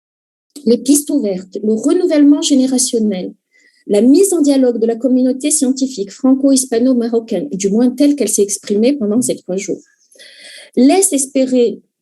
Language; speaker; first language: French; native; French